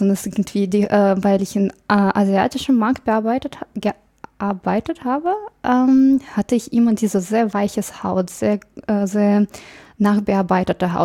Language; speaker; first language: German; non-native, fluent; English